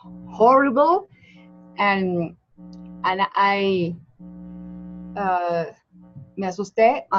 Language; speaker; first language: English; non-native, learner; Spanish